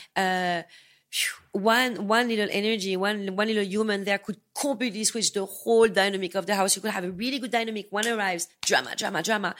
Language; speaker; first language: English; non-native, fluent; French